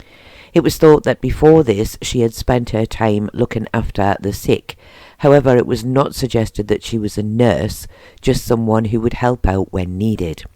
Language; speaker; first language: English; native; English